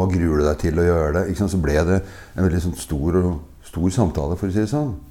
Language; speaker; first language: Norwegian; native; Norwegian